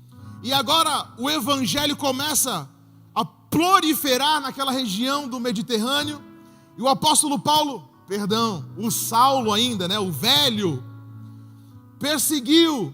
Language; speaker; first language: Portuguese; native; Portuguese